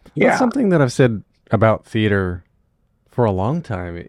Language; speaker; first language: English; native; English